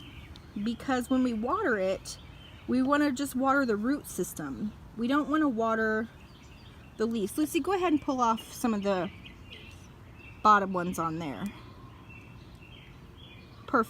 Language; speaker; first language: English; native; English